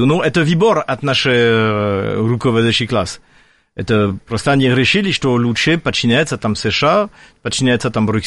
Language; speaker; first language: Russian; non-native, fluent; French